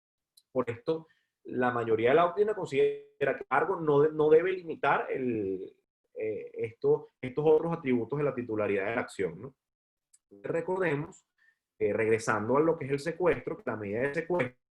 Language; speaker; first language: Spanish; native; Spanish